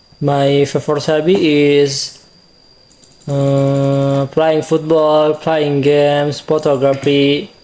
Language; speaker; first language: English; non-native, learner; Indonesian